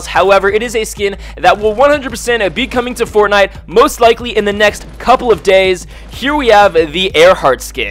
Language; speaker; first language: English; native; English